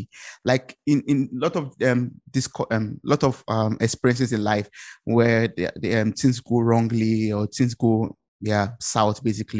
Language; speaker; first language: English; non-native, local second language; Yoruba